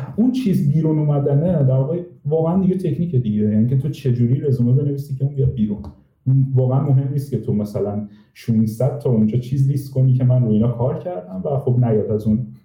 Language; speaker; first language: Persian; native; Persian